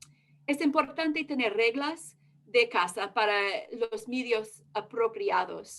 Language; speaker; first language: Spanish; early bilingual, heritage; English